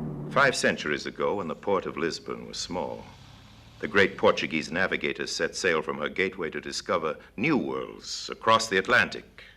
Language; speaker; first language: English; native; English